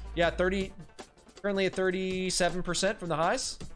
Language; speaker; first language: English; native; English